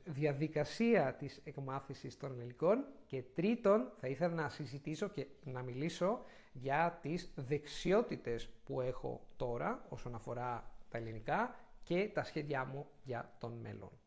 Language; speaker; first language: Greek; non-native, fluent; Italian